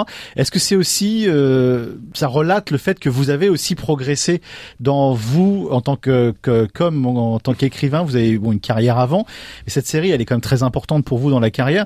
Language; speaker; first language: French; native; French